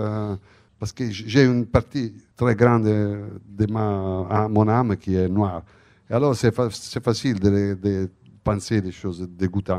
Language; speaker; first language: French; non-native, fluent; Italian